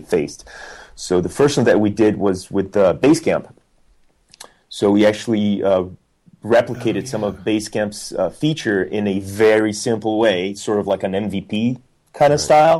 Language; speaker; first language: English; non-native, fluent; Portuguese